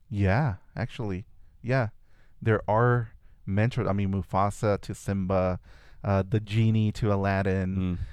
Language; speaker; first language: English; early bilingual, other home language; Spanish